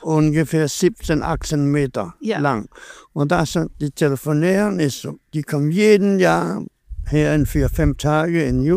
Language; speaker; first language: German; non-native, learner; Danish